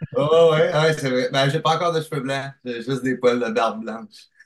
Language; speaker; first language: French; native; French